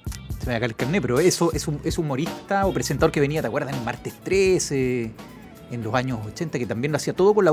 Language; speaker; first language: Spanish; native; Spanish